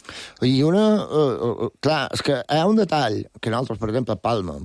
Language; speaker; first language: Catalan; native; Catalan